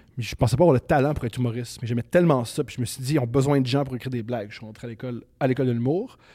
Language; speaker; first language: French; native; French